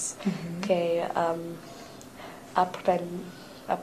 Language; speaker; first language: Spanish; non-native, learner; English